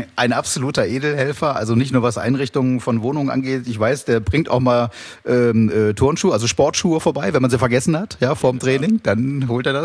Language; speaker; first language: German; native; German